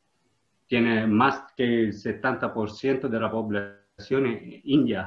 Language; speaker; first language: Spanish; non-native, learner; Italian